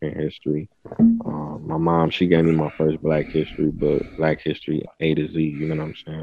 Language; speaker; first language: English; native; English